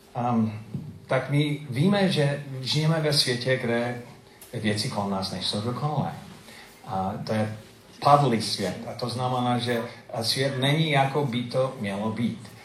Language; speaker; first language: Czech; non-native, fluent; English